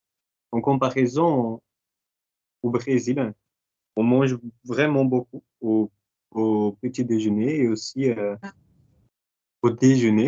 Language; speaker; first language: French; non-native, fluent; Portuguese